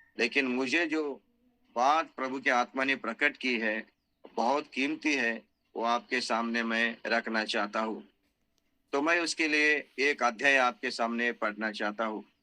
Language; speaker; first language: Hindi; non-native, local second language; Marathi